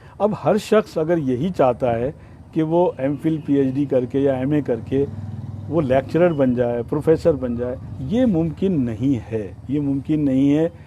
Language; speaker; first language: Urdu; native; Urdu